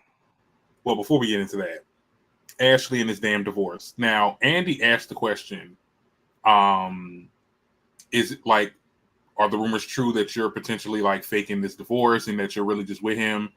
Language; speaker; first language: English; native; English